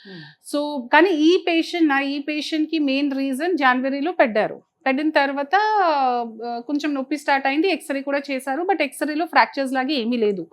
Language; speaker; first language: Telugu; non-native, fluent; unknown